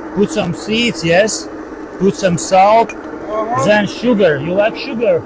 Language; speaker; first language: English; non-native, learner; Latvian